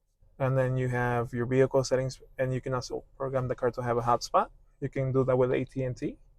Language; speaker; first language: English; native; English